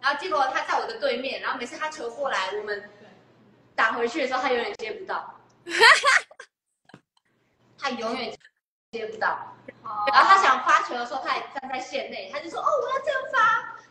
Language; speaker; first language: Chinese; native; Chinese